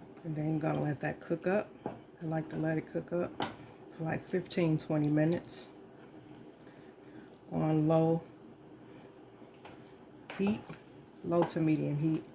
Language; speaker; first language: English; native; English